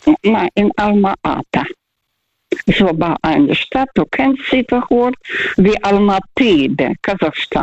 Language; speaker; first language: German; non-native, fluent; Russian